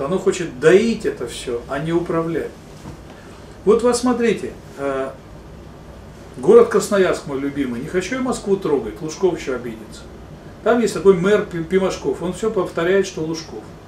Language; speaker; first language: Russian; native; Russian